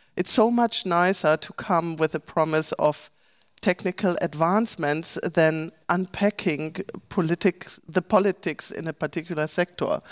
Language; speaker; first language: English; non-native, fluent; German